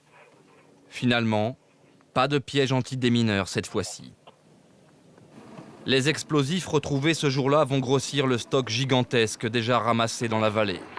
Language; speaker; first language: French; native; French